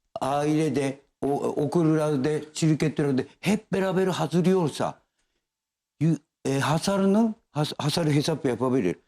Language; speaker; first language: Turkish; non-native, learner; Japanese